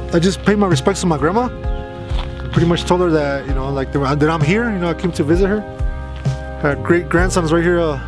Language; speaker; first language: English; early bilingual, other home language; Spanish